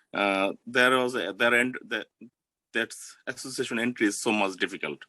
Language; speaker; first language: English; non-native, learner; Bangla